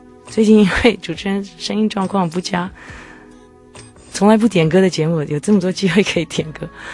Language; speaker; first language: Chinese; native; Chinese